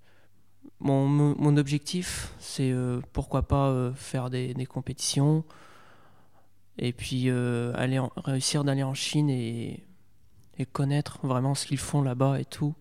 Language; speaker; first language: French; native; French